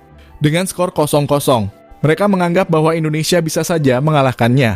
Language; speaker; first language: Indonesian; native; Indonesian